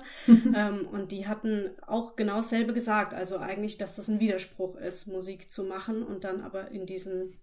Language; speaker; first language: German; native; German